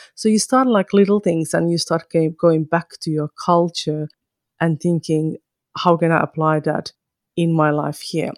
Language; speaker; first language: English; non-native, fluent; Finnish